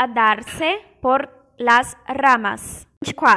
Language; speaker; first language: Spanish; non-native, fluent; Portuguese